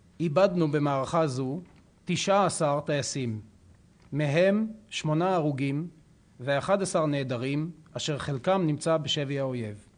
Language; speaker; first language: Hebrew; native; Hebrew